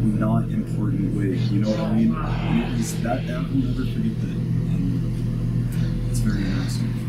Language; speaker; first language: English; native; English